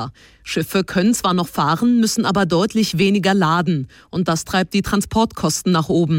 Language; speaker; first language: German; native; German